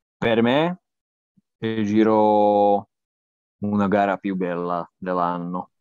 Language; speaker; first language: Italian; non-native, learner; Slovak